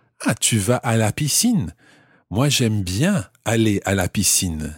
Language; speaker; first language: French; non-native, fluent; English